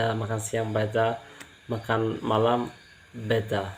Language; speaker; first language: Indonesian; non-native, learner; Turkish